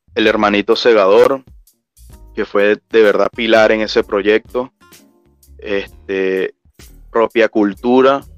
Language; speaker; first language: Spanish; native; Spanish